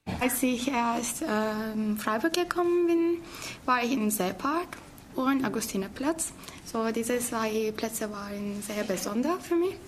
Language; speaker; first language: German; non-native, learner; Turkish